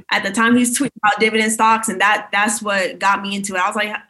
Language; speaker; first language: English; native; English